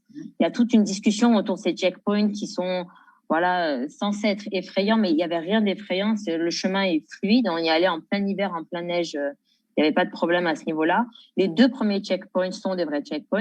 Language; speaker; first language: French; native; French